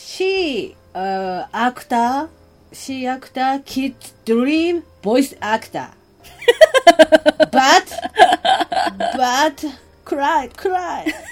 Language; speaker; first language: English; non-native, learner; Japanese